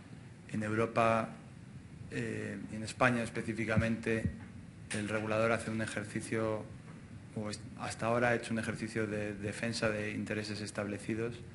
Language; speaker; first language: Spanish; native; Spanish